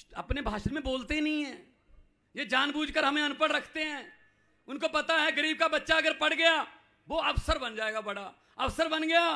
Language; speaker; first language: Hindi; non-native, local second language; Punjabi